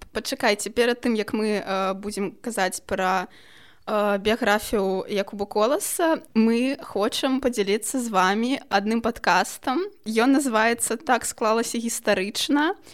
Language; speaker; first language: Belarusian; non-native, local second language; Russian